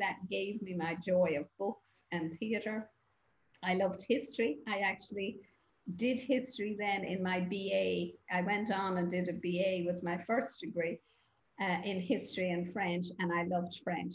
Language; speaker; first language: English; native; English